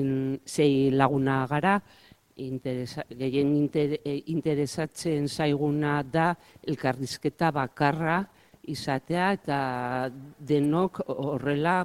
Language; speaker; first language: Basque; non-native, local second language; Spanish